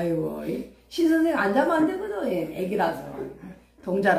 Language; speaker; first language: Korean; native; Korean